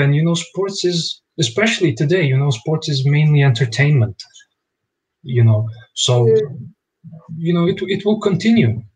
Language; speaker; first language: English; non-native, fluent; Bosnian